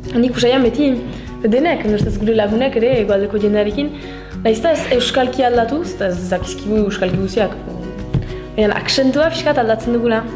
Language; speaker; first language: Basque; native; Basque